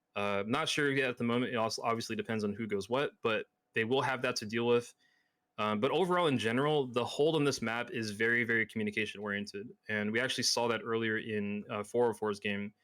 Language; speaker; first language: English; native; English